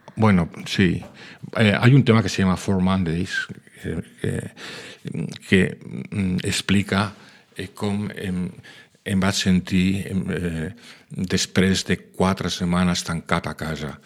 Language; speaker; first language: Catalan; non-native, local second language; Spanish